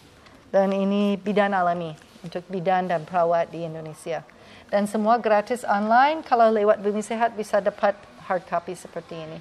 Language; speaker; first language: Indonesian; non-native, fluent; English